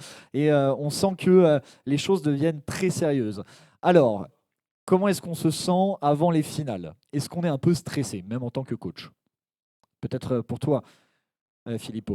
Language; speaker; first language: French; native; French